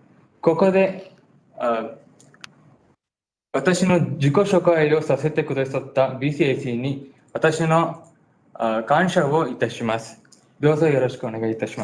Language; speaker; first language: Japanese; non-native, learner; Tamil